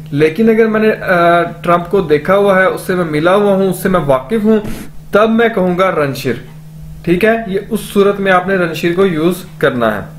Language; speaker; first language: Urdu; non-native, local second language; Punjabi